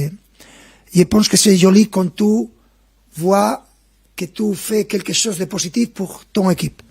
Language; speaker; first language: French; non-native, fluent; Spanish